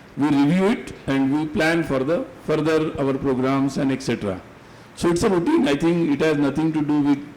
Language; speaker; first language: English; non-native, local second language; Hindi